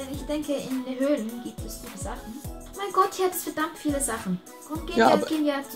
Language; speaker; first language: German; native; German